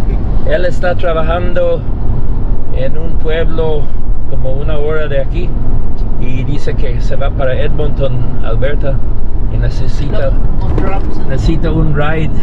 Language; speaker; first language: Spanish; non-native, fluent; English